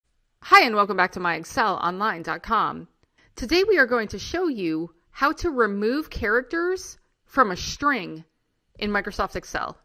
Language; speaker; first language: English; native; English